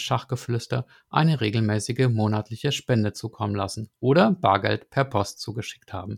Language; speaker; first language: German; native; German